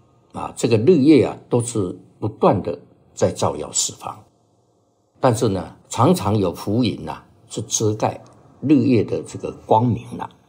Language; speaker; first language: Chinese; native; Chinese